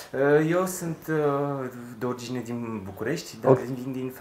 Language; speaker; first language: Romanian; early bilingual, heritage; Romanian